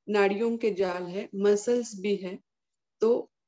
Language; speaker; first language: Hindi; non-native, local second language; Marathi